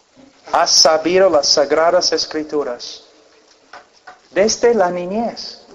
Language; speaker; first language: Spanish; non-native, fluent; English